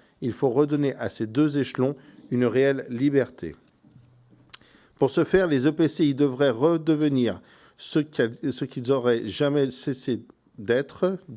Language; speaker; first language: French; native; French